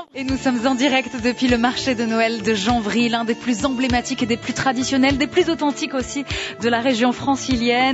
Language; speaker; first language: French; native; French